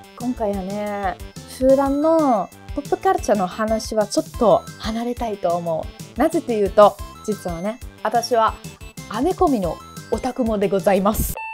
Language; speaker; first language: Japanese; non-native, fluent; Italian